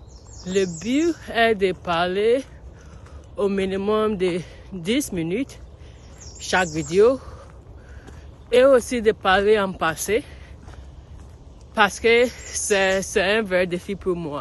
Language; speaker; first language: French; non-native, learner; English